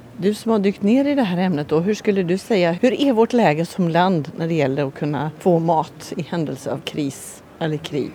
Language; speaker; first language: Swedish; native; Swedish